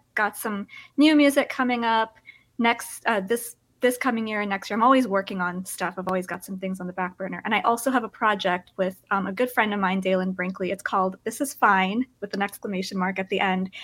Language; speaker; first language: English; early bilingual, other home language; Filipino